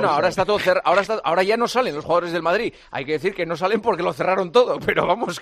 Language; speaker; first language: Spanish; native; Spanish